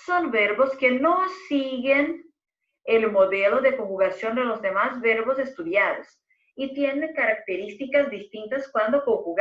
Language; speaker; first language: Spanish; non-native, fluent; Portuguese